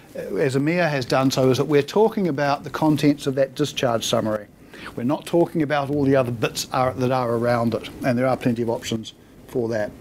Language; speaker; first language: English; native; English